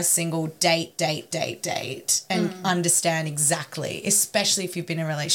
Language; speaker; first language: English; native; English